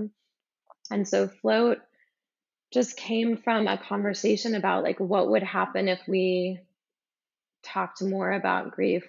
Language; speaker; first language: English; native; English